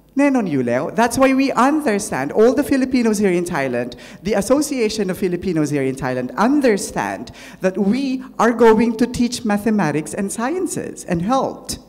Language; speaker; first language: English; non-native, local second language; Filipino